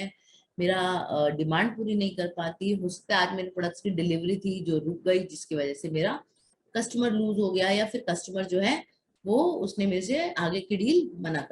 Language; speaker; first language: Hindi; native; Hindi